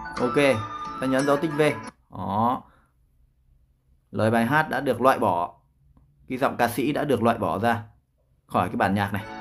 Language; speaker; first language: Vietnamese; native; Vietnamese